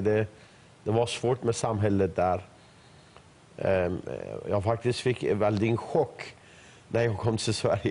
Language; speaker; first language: Swedish; non-native, fluent; Persian